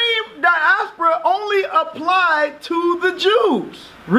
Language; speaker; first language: English; native; English